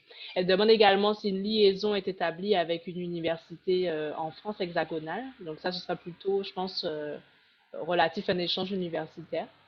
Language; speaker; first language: French; native; French